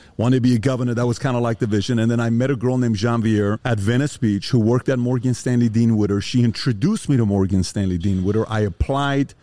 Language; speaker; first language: English; early bilingual, other home language; Persian